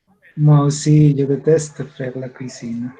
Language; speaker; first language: French; non-native, learner; Spanish